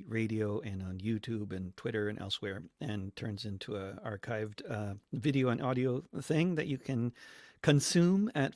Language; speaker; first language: English; native; English